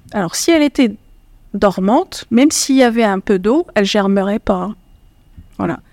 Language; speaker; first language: French; non-native, local second language; Arabic